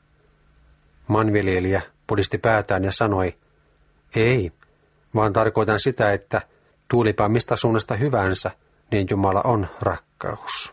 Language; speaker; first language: Finnish; native; Finnish